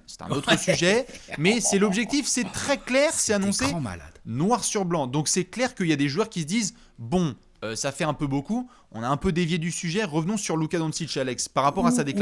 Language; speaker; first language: French; native; French